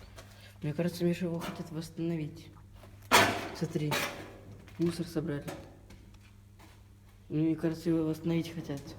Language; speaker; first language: Russian; native; Russian